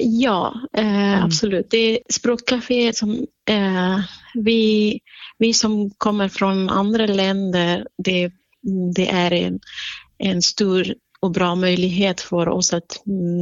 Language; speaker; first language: Swedish; non-native, fluent; Central Kurdish